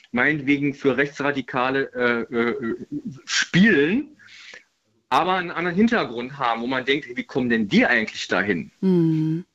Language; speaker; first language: German; native; German